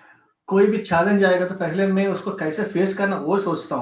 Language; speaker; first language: Hindi; non-native, local second language; Telugu